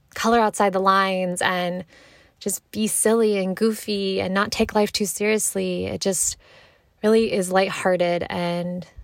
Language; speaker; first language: English; native; English